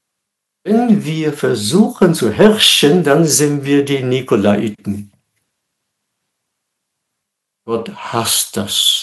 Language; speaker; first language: German; non-native, fluent; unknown